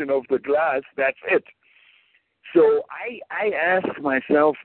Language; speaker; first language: English; non-native, fluent; German